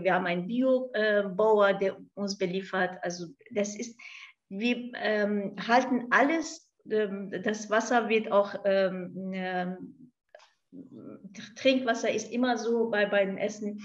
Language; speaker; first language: German; non-native, fluent; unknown